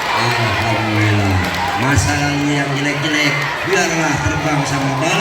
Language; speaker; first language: Indonesian; native; Indonesian